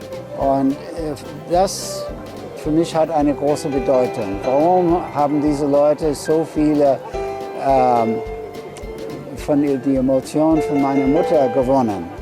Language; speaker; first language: German; non-native, fluent; English